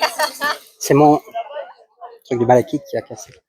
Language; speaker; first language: French; native; French